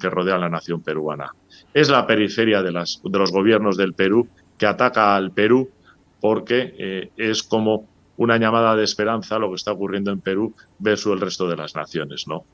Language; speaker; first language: Spanish; native; Spanish